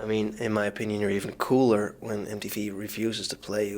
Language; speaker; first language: English; non-native, fluent; Dutch